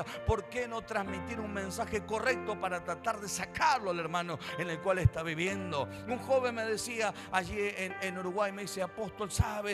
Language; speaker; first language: Spanish; native; Spanish